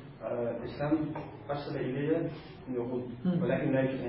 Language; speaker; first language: Arabic; non-native, learner; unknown